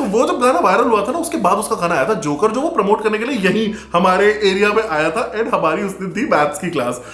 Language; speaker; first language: Hindi; native; Hindi